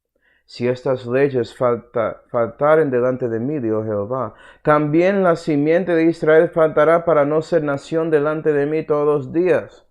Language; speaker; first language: Spanish; early bilingual, heritage; Spanish